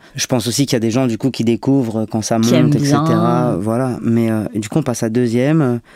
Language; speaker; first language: French; native; French